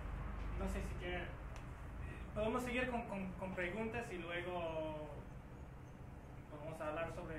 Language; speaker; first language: Spanish; non-native, fluent; English